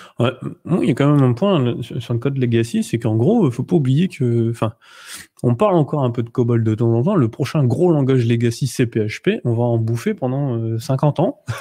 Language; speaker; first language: French; native; French